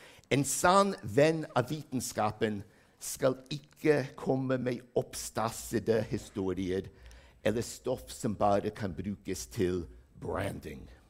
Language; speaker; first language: Norwegian; non-native, fluent; English